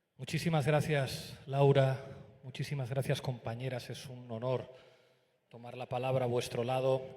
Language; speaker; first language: Spanish; native; Spanish